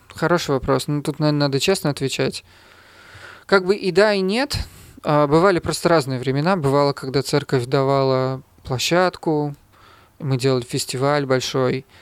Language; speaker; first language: Russian; native; Russian